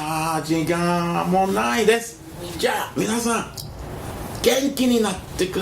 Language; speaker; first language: Japanese; non-native, learner; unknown